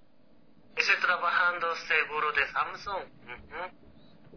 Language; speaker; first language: Spanish; non-native, fluent; Korean